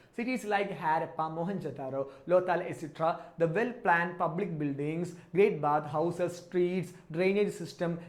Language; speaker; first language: English; non-native, local second language; Malayalam